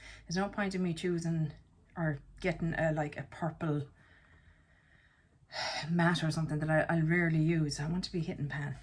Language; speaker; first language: English; native; English